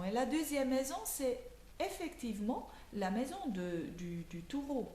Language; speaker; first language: French; non-native, learner; Dutch